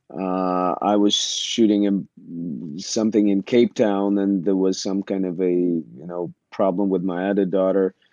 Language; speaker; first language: English; early bilingual, other home language; Russian